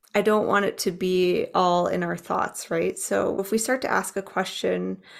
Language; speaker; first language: English; native; English